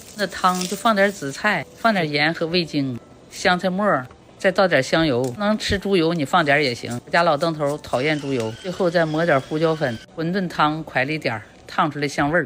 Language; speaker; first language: Chinese; native; Chinese